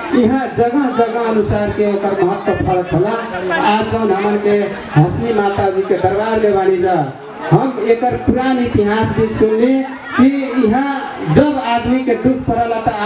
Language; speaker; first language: Bhojpuri; non-native, local second language; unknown